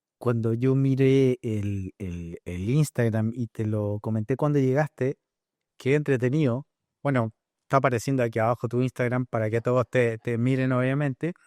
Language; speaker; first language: Spanish; native; Spanish